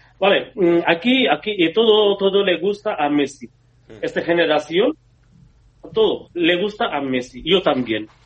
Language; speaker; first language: Spanish; non-native, learner; Bangla